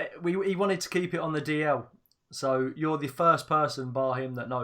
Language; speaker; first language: English; native; English